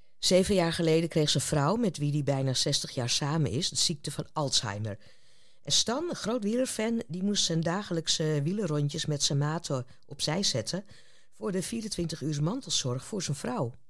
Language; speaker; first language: Dutch; native; Dutch